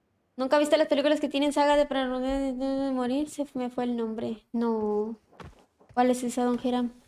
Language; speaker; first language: Spanish; native; Spanish